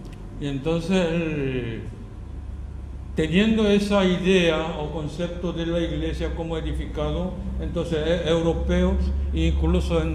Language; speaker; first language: Spanish; non-native, fluent; Korean